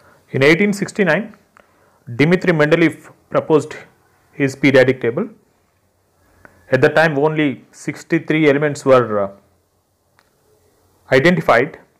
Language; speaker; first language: English; non-native, local second language; Telugu